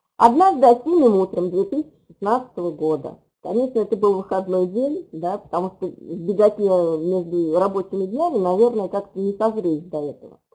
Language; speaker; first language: Russian; native; Russian